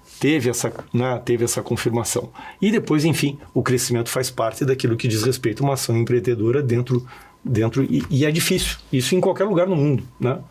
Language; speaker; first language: Portuguese; early bilingual, other home language; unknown